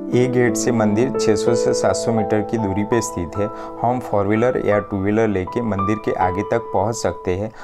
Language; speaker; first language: Hindi; non-native, local second language; Gujarati